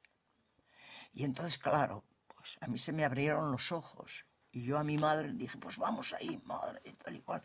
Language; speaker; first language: Spanish; native; Spanish